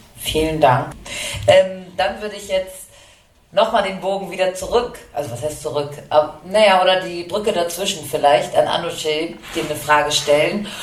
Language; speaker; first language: German; native; German